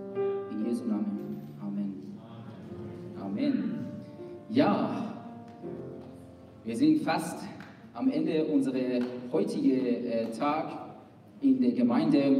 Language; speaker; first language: German; non-native, fluent; Persian